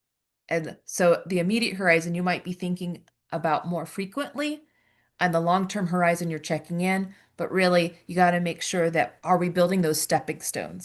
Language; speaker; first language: English; native; English